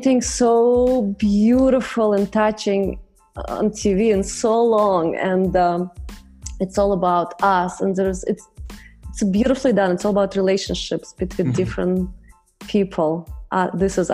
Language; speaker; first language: English; non-native, fluent; Russian